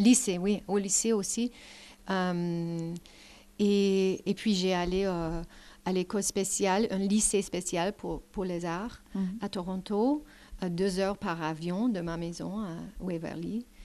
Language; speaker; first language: French; non-native, learner; English